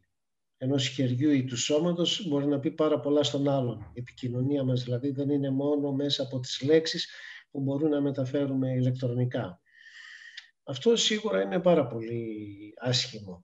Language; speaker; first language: Greek; native; Greek